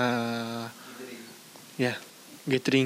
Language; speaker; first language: English; non-native, learner; Malay